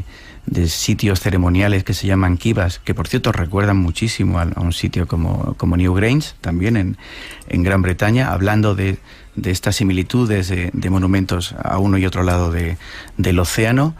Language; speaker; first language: Spanish; native; Spanish